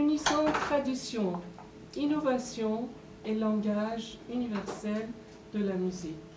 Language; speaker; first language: French; non-native, fluent; Persian